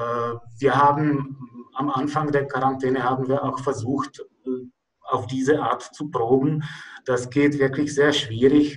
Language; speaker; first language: German; non-native, fluent; Czech